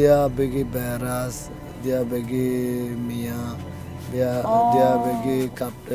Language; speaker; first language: Indonesian; non-native, learner; Rohingya